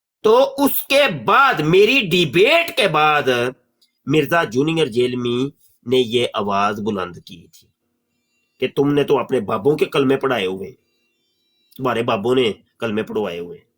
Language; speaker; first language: Hindi; non-native, local second language; Punjabi